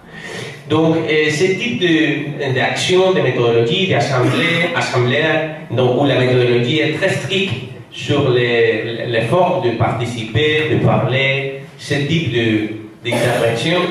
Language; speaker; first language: French; non-native, fluent; Spanish